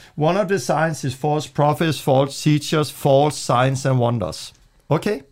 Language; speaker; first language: English; non-native, fluent; Danish